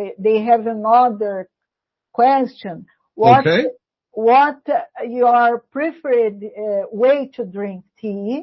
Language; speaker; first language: English; non-native, learner; Portuguese